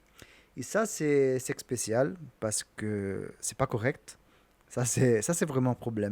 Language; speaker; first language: French; non-native, learner; Italian